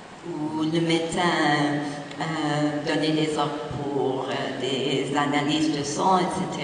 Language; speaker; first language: French; non-native, fluent; English